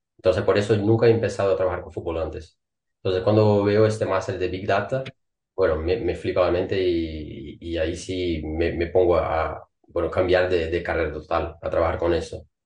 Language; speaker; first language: Spanish; non-native, fluent; Portuguese